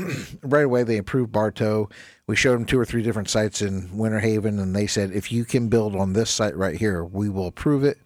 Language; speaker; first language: English; native; English